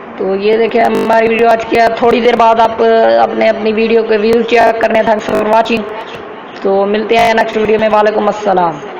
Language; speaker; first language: Urdu; non-native, local second language; Punjabi